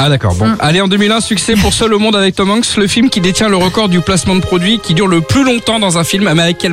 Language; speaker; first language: French; native; French